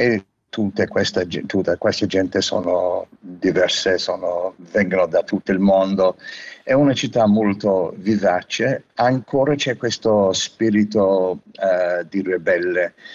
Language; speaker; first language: Italian; non-native, fluent; English